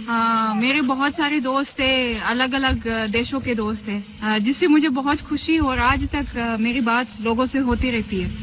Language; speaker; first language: Hindi; non-native, fluent; Russian